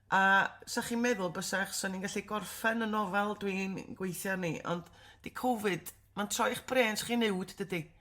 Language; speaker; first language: Welsh; native; Welsh